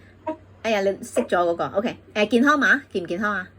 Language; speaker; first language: Cantonese; native; Cantonese